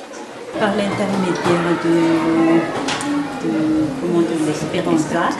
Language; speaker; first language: French; non-native, local second language; Malagasy